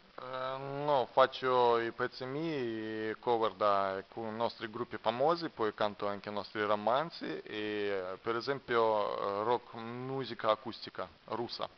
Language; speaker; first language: Italian; non-native, learner; Russian